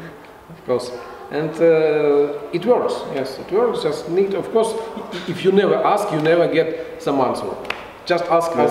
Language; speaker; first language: English; non-native, fluent; Russian